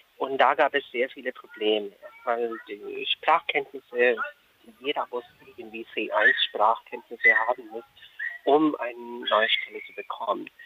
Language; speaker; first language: German; non-native, fluent; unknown